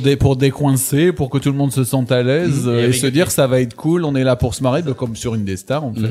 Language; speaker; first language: French; native; French